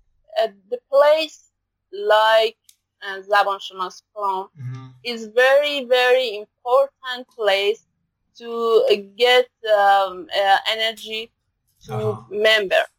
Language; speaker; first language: English; non-native, learner; Persian